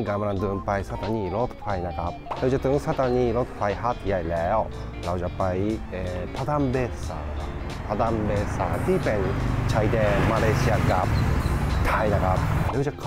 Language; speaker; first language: Thai; non-native, learner; Japanese